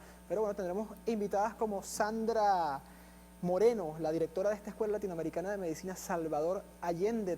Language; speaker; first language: Spanish; native; Spanish